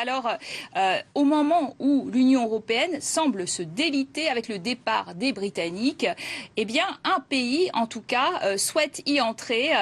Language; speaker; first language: French; native; French